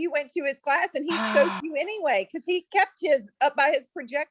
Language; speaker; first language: English; native; English